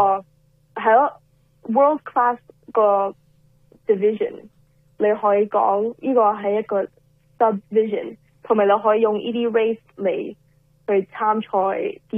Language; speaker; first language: Cantonese; early bilingual, heritage; Cantonese